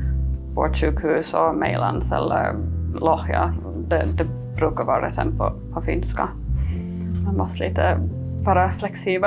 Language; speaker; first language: Swedish; non-native, fluent; English